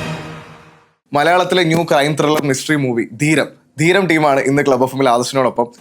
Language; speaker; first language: Malayalam; native; Malayalam